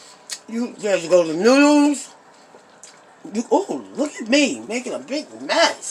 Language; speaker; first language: English; native; English